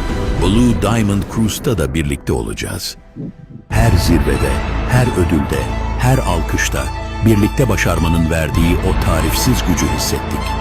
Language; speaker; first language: Turkish; native; Turkish